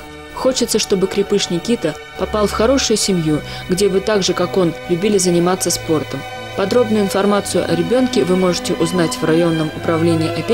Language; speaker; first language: Russian; native; Russian